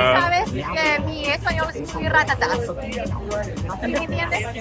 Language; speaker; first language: Spanish; non-native, learner; English